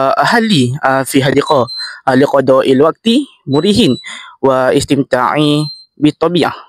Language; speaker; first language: Arabic; non-native, learner; Malay